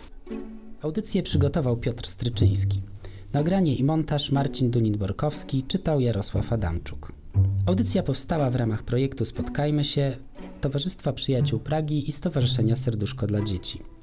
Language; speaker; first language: Polish; native; Polish